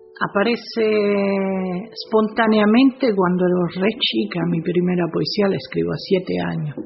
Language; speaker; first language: Spanish; non-native, fluent; Italian